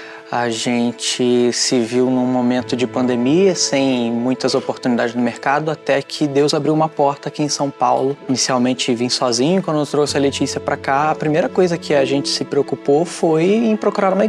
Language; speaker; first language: Portuguese; native; Portuguese